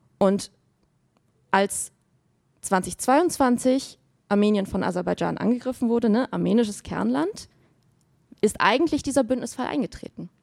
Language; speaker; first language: German; early bilingual, other home language; Armenian